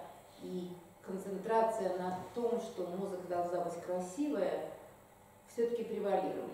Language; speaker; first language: Russian; native; Russian